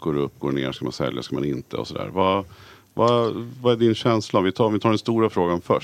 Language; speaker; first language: Swedish; native; Swedish